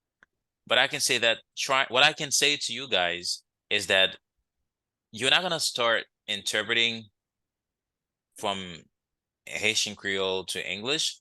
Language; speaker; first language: English; non-native, fluent; Haitian Creole